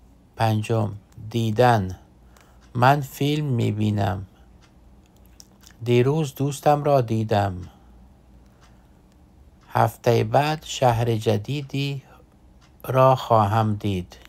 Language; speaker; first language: Persian; non-native, fluent; Urdu